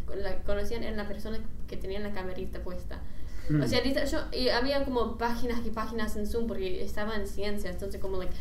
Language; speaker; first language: Spanish; non-native, fluent; English